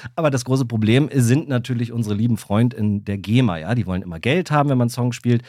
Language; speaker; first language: German; native; German